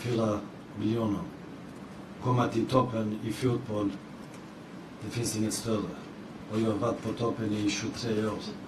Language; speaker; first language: Swedish; early bilingual, other home language; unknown